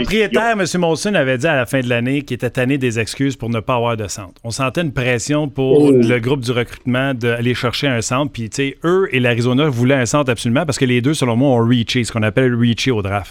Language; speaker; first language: French; native; French